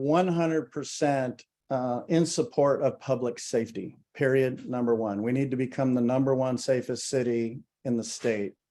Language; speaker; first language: English; native; English